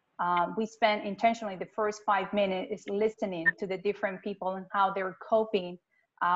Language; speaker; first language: English; non-native, fluent; Spanish